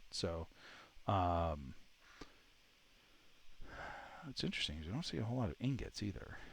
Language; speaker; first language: English; native; English